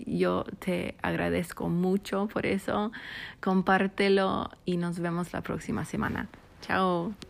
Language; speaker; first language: Spanish; non-native, fluent; English